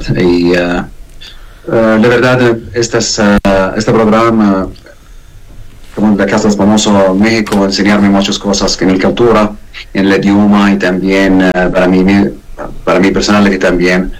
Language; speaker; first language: Spanish; non-native, learner; Arabic